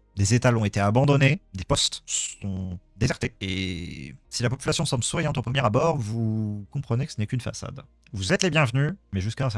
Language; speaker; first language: French; native; French